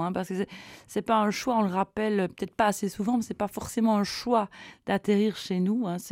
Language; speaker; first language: French; native; French